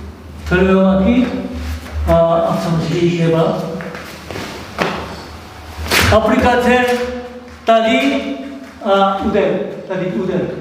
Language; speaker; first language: Czech; non-native, learner; Korean